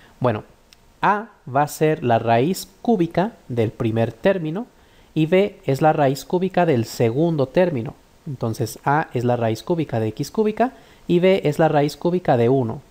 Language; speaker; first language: Spanish; native; Spanish